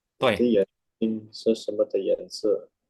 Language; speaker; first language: Chinese; non-native, learner; Indonesian